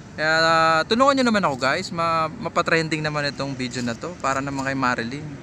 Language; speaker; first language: Filipino; non-native, local second language; Bikol